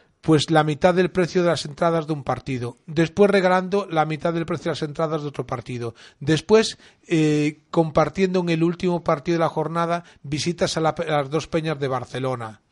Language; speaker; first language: Spanish; native; Spanish